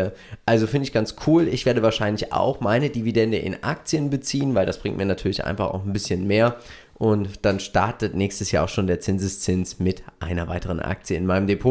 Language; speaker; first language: German; native; German